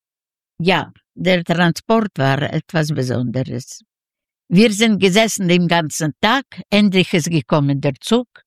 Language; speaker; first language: German; non-native, learner; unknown